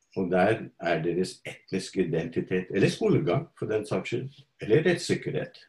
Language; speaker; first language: Norwegian; non-native, fluent; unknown